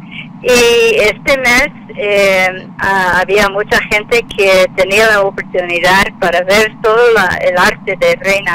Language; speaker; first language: Spanish; non-native, fluent; English